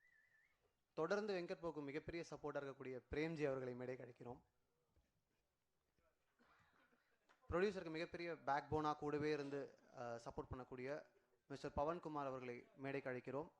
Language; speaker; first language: Tamil; native; Tamil